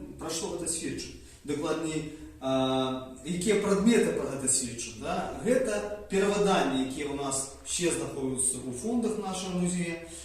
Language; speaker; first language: Belarusian; native; Belarusian